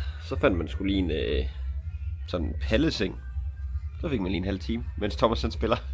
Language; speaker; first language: Danish; native; Danish